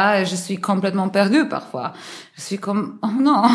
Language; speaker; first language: French; non-native, learner; Polish